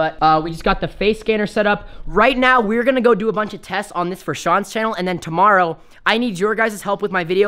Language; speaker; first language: English; native; English